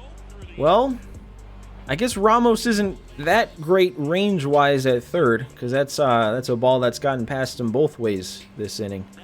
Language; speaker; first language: English; native; English